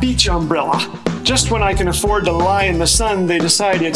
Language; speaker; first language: English; native; English